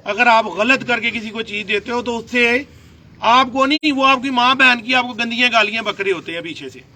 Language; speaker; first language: Urdu; non-native, local second language; Punjabi